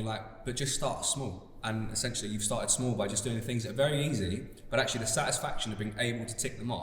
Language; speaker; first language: English; native; English